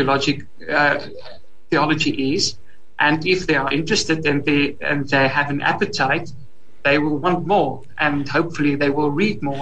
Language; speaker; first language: English; non-native, local second language; Afrikaans